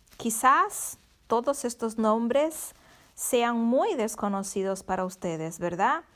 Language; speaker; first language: Spanish; non-native, fluent; Portuguese